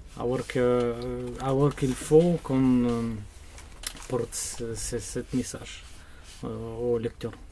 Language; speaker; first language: French; non-native, learner; Russian